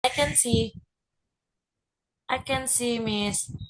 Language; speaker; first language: English; non-native, learner; Indonesian